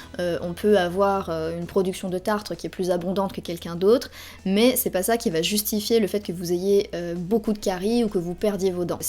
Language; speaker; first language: French; native; French